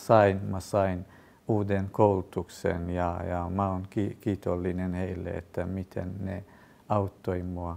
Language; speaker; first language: Finnish; non-native, fluent; Kurdish